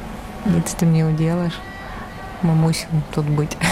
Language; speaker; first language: Czech; non-native, learner; Ukrainian